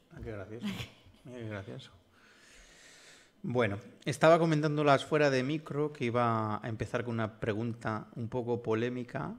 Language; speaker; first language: Spanish; native; Spanish